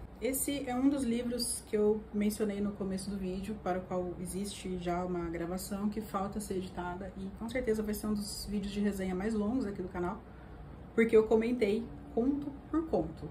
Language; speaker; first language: Portuguese; native; Portuguese